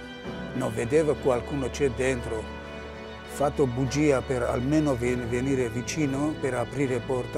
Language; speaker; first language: Italian; non-native, learner; Armenian